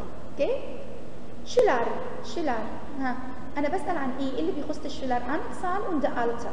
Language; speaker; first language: German; non-native, fluent; Arabic